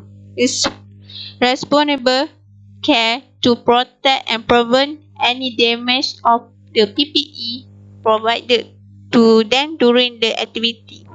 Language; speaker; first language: English; non-native, local second language; Malay